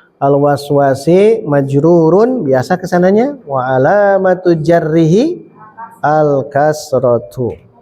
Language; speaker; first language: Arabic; non-native, fluent; Indonesian